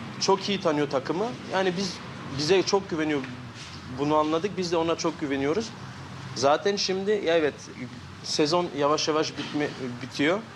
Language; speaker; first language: Turkish; early bilingual, heritage; Turkish